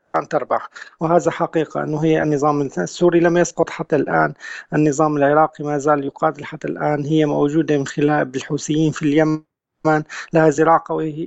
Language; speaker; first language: Arabic; native; Arabic